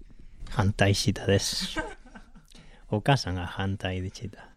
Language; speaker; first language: Japanese; non-native, learner; Spanish